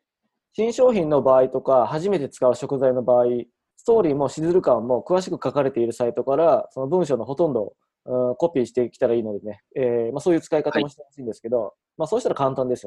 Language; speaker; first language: Japanese; native; Japanese